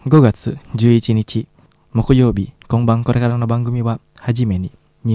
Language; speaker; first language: Japanese; non-native, fluent; Indonesian